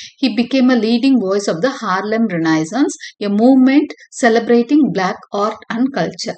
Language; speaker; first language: English; non-native, local second language; Tamil